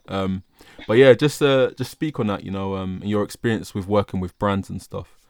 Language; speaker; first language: English; early bilingual, other home language; Yoruba